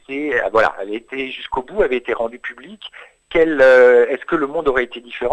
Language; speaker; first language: French; native; French